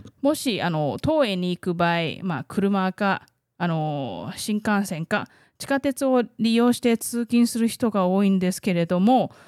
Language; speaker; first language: Japanese; non-native, fluent; Chinese